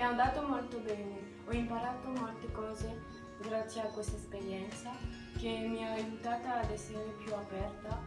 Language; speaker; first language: Italian; non-native, fluent; French